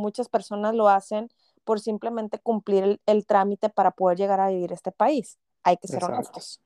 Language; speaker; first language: Spanish; native; Spanish